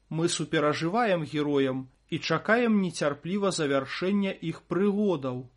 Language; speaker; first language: Belarusian; native; Belarusian